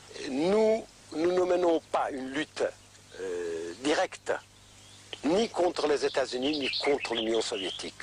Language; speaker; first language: French; non-native, fluent; Kurdish